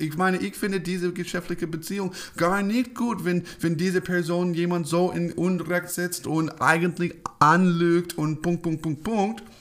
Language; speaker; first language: German; non-native, fluent; English